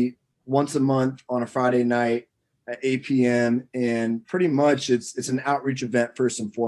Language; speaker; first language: English; native; English